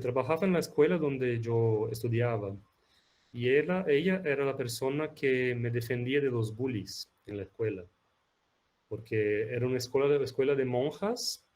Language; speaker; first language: Spanish; non-native, fluent; Portuguese